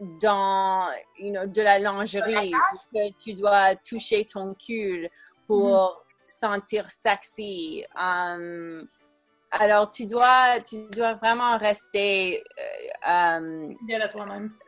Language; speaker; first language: French; non-native, fluent; English